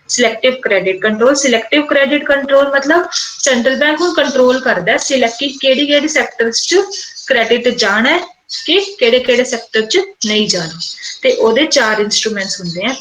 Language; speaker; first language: Hindi; non-native, local second language; Punjabi